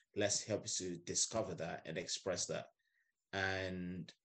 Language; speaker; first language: English; non-native, local second language; Yoruba